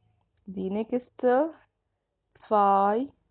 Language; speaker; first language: German; non-native, fluent; Arabic